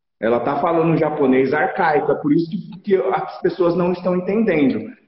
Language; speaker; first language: Portuguese; native; Portuguese